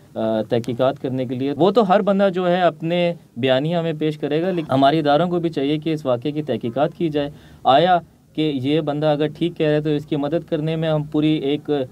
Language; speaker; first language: Urdu; non-native, local second language; Punjabi